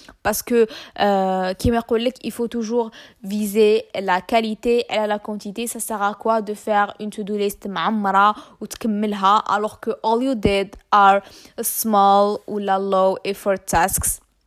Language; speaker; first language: French; non-native, local second language; Arabic